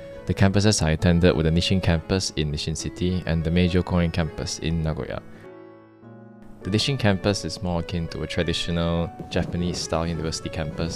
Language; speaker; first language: English; non-native, local second language; Chinese